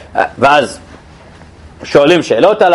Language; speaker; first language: Hebrew; non-native, fluent; English